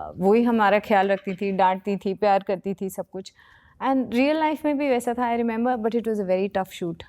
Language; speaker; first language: Hindi; native; Hindi